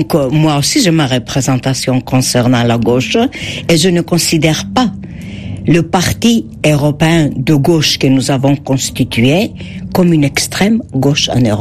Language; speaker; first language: French; non-native, fluent; Greek